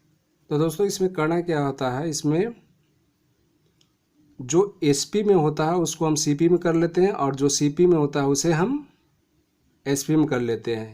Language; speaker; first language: Hindi; native; Hindi